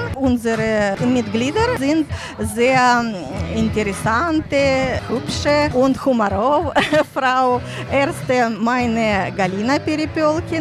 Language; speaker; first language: German; non-native, learner; Ukrainian